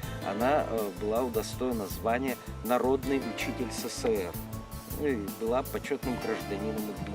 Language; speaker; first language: Russian; native; Russian